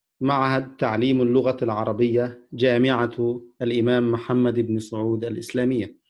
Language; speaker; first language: Arabic; non-native, fluent; Indonesian